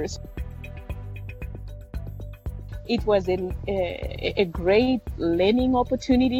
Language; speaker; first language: English; non-native, local second language; Shona